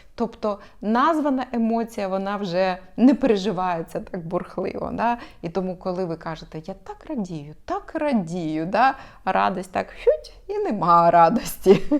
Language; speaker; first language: Ukrainian; non-native, local second language; Russian